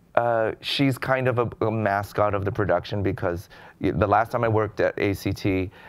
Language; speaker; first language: English; native; English